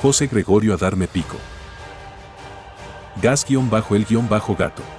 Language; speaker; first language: Spanish; native; Spanish